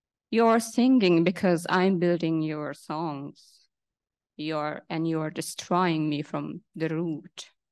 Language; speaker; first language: English; non-native, local second language; Hazaragi